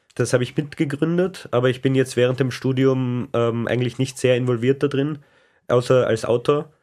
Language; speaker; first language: German; native; German